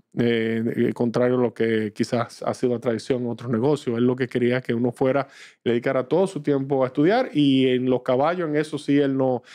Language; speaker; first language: Spanish; native; Spanish